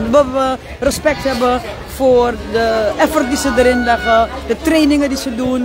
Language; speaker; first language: Dutch; native; Dutch